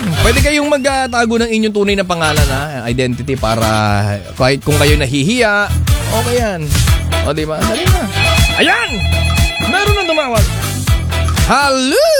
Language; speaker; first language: Filipino; native; Filipino